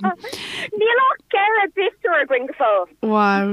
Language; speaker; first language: Irish; native; Irish